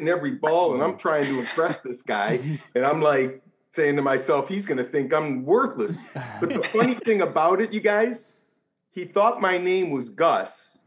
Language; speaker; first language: English; native; English